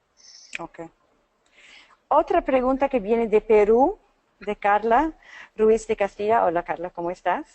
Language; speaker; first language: Spanish; non-native, fluent; English